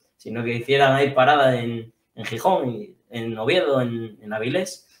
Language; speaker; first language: Spanish; native; Spanish